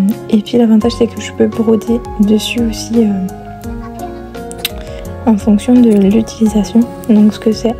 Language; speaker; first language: French; native; French